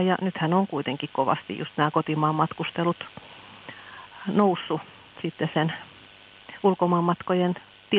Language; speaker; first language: Finnish; native; Finnish